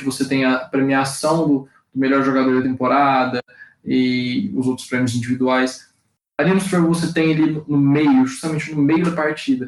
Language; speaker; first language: Portuguese; native; Portuguese